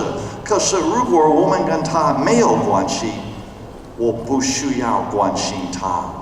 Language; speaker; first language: Chinese; non-native, fluent; English